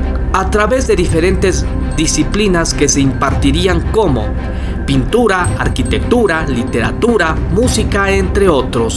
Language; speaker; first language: Spanish; native; Spanish